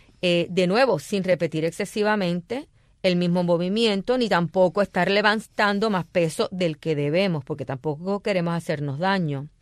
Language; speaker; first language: Spanish; native; Spanish